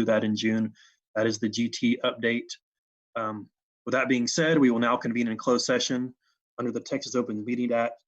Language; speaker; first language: English; native; English